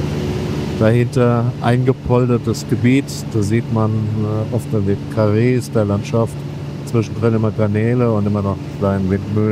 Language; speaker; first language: German; native; German